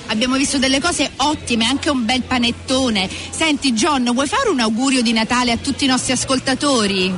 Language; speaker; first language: Italian; native; Italian